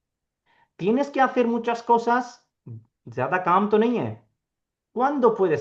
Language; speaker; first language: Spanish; non-native, fluent; Urdu